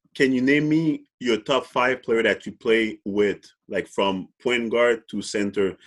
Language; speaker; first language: English; non-native, fluent; French